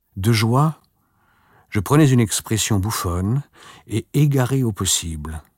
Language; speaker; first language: French; native; French